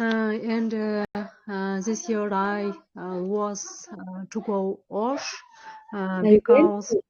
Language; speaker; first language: English; non-native, learner; Kyrgyz